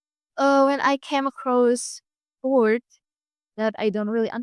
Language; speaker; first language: English; non-native, fluent; Indonesian